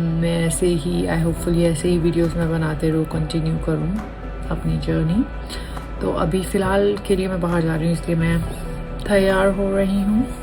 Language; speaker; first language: Hindi; non-native, local second language; Punjabi